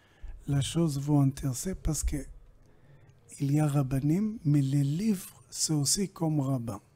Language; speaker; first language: French; non-native, learner; Hebrew